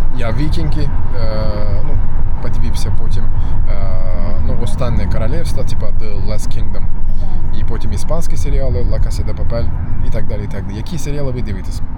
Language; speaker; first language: Ukrainian; non-native, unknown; Turkish